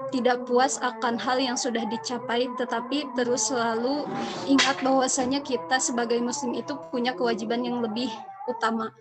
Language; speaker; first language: Indonesian; native; Indonesian